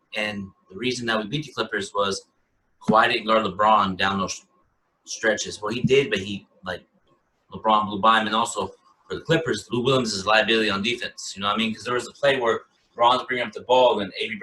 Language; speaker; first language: English; native; English